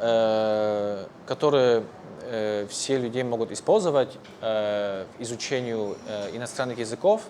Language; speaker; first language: Russian; non-native, fluent; Polish